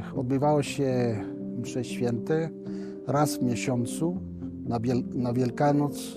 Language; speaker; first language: Polish; early bilingual, heritage; Spanish